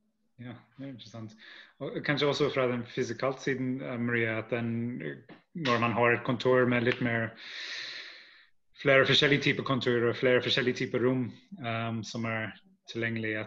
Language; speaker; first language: Norwegian; non-native, fluent; English